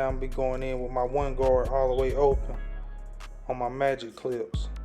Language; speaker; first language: English; native; English